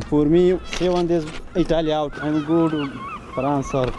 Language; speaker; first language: English; non-native, learner; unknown